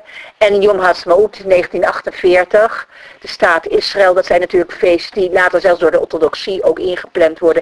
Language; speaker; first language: Dutch; native; Dutch